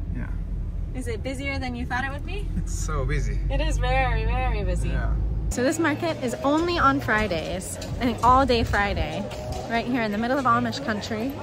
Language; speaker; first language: English; native; English